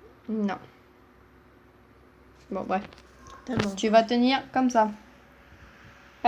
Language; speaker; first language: French; native; French